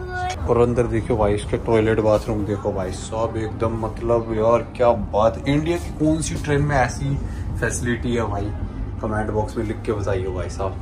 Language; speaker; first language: Hindi; native; Hindi